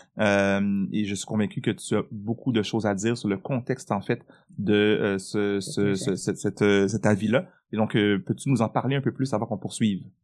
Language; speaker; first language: French; native; French